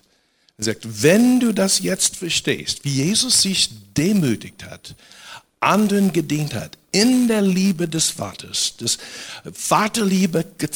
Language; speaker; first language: German; non-native, fluent; English